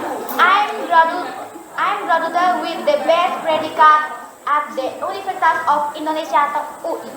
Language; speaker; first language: English; non-native, learner; Indonesian